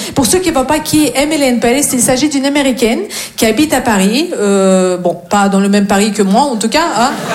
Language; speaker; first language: French; non-native, fluent; Russian